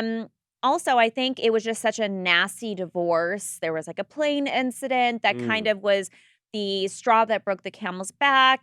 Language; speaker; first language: English; native; English